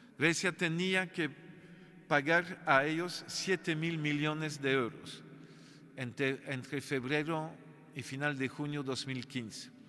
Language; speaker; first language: Spanish; non-native, fluent; French